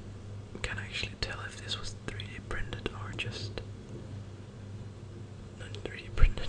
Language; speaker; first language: English; non-native, fluent; Danish